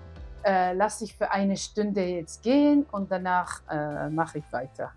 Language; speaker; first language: German; non-native, learner; Aramaic